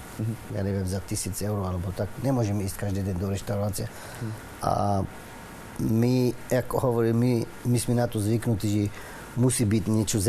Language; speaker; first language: Slovak; non-native, learner; Arabic